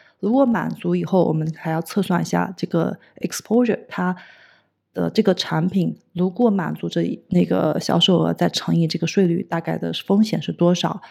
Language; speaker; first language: Chinese; native; Chinese